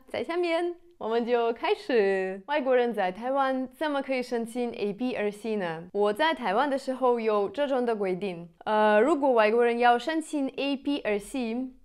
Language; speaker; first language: Chinese; non-native, fluent; Russian